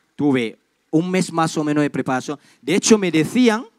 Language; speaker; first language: Spanish; non-native, fluent; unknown